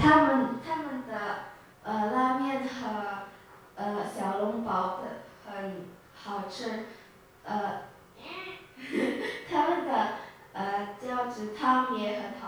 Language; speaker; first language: Chinese; non-native, learner; Indonesian